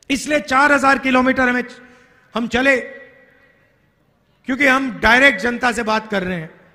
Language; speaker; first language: Hindi; native; Hindi